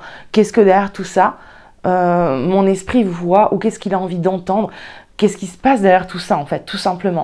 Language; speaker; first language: French; native; French